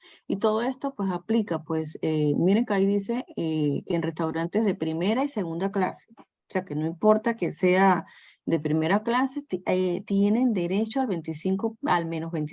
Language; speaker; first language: Spanish; native; Spanish